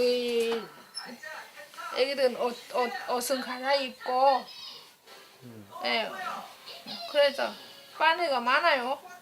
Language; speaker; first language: Korean; non-native, learner; Vietnamese